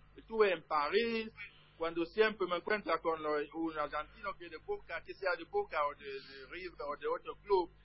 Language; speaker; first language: Spanish; non-native, learner; French